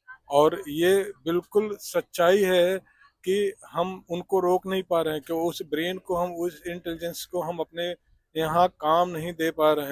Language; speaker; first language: Hindi; native; Hindi